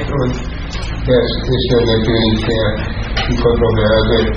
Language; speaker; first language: German; native; German